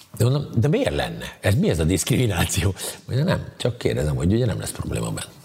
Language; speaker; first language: Hungarian; native; Hungarian